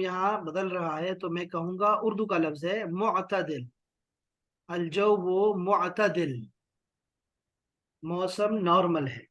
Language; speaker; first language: Urdu; native; Urdu